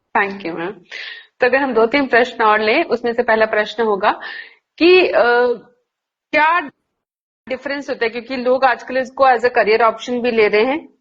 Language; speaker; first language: Hindi; native; Hindi